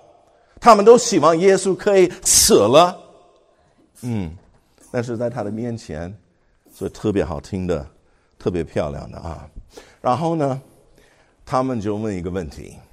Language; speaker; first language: Chinese; non-native, fluent; English